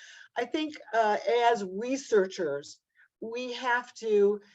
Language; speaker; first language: English; native; English